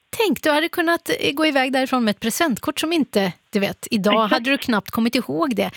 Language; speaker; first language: Swedish; native; Swedish